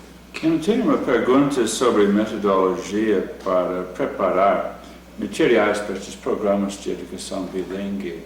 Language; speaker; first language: Portuguese; non-native, fluent; English